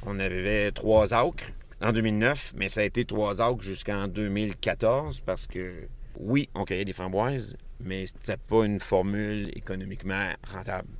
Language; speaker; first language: French; native; French